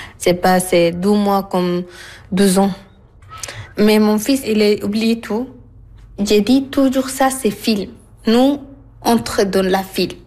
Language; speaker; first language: French; non-native, learner; Arabic